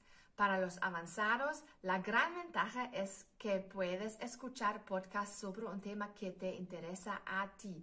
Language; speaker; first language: Spanish; non-native, fluent; German